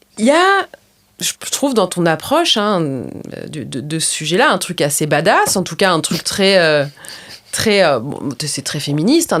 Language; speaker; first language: French; native; French